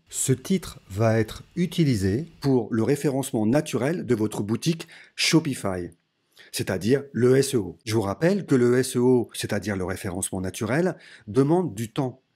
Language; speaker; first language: French; native; French